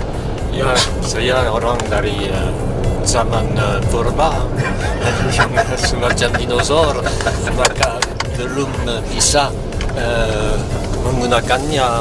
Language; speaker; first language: Indonesian; non-native, fluent; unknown